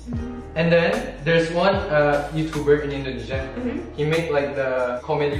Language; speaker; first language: English; non-native, fluent; Indonesian